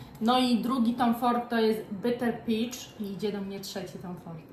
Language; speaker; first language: Polish; native; Polish